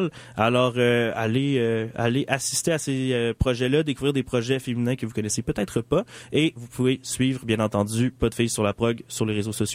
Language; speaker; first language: French; native; French